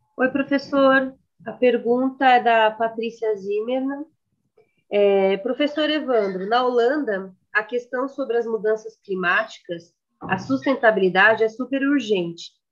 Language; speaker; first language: Portuguese; native; Portuguese